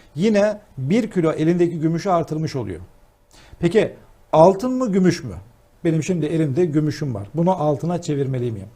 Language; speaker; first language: Turkish; native; Turkish